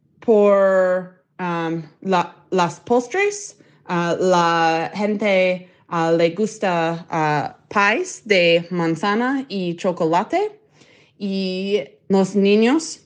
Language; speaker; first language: Spanish; non-native, learner; English